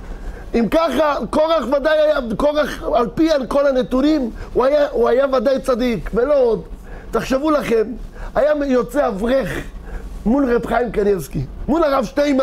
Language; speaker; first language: Hebrew; native; Hebrew